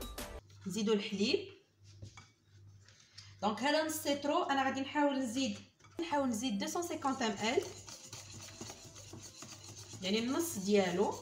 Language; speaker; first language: Arabic; native; Arabic